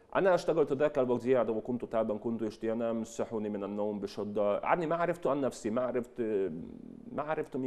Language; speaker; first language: Arabic; non-native, fluent; Hungarian